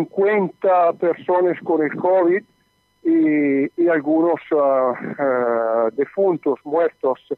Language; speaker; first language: Spanish; non-native, learner; Italian